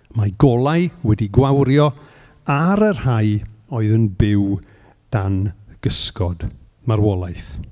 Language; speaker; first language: Welsh; native; Welsh